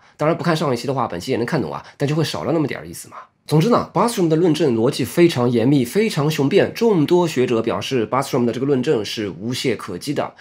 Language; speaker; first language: Chinese; native; Chinese